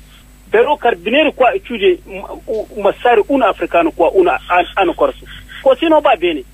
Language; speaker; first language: Italian; non-native, learner; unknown